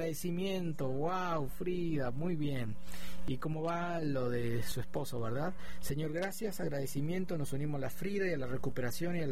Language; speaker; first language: Spanish; native; Spanish